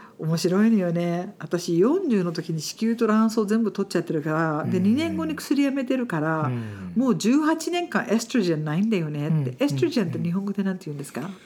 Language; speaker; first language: Japanese; non-native, fluent; English